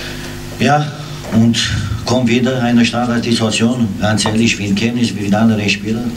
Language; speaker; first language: German; non-native, learner; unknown